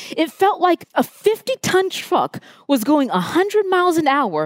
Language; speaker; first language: English; early bilingual, other home language; Haitian Creole